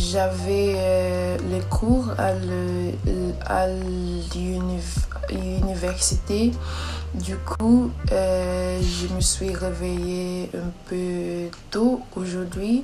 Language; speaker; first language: French; non-native, learner; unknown